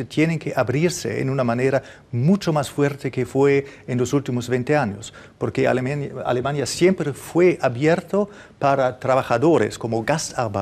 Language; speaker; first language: Spanish; non-native, fluent; German